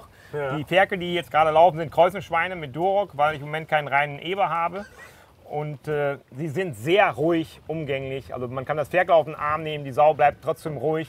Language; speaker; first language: German; native; German